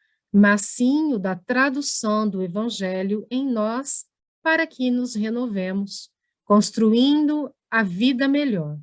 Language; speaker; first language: Portuguese; native; Portuguese